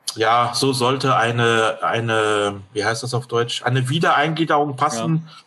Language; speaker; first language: German; non-native, fluent; French